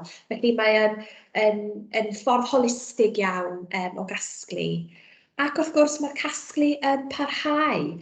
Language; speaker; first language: Welsh; native; Welsh